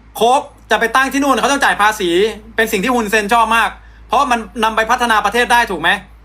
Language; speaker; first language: Thai; native; Thai